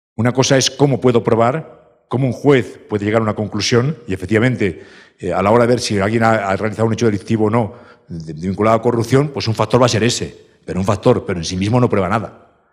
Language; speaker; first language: Spanish; native; Spanish